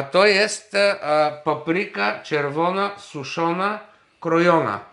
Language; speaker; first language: Polish; non-native, fluent; Bulgarian